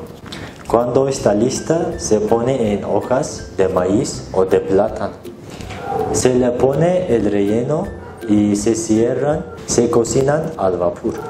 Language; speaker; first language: Spanish; non-native, learner; Turkish